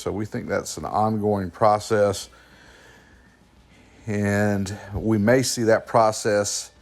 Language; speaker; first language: English; native; English